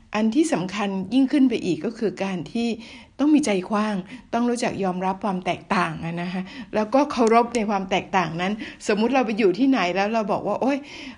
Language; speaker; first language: Thai; native; Thai